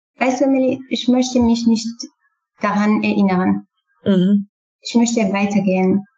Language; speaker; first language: German; non-native, learner; Kurdish